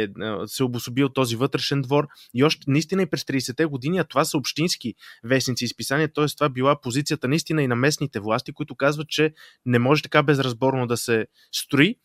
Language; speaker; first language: Bulgarian; native; Bulgarian